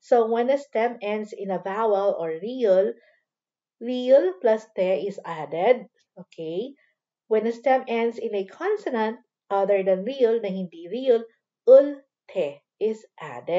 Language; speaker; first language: English; non-native, local second language; Filipino